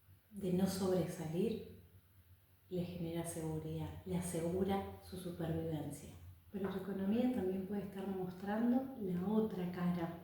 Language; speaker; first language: Spanish; native; Spanish